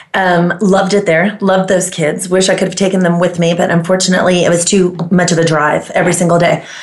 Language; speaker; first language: English; non-native, fluent; Greek